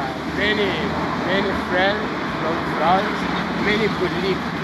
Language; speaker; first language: English; non-native, learner; Arabic